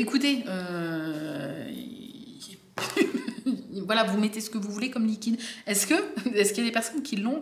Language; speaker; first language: French; native; French